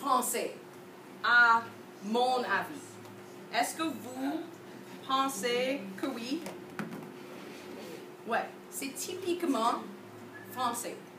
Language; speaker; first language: French; non-native, fluent; English